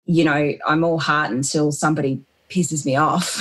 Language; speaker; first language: English; native; English